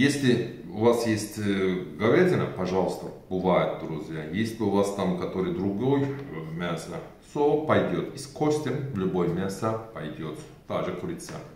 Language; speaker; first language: Russian; non-native, learner; Turkish